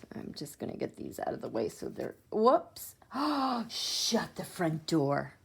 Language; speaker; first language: English; native; English